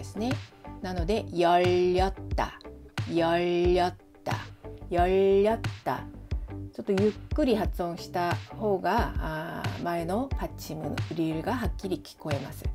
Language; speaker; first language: Japanese; non-native, fluent; Korean